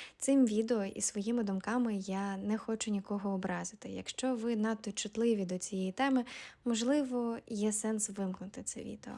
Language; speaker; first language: Ukrainian; native; Ukrainian